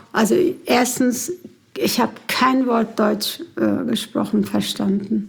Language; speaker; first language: German; early bilingual, other home language; Kurdish